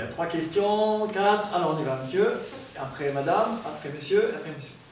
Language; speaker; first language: French; native; French